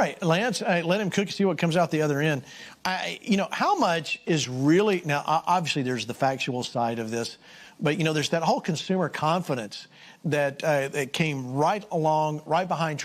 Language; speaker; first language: English; native; English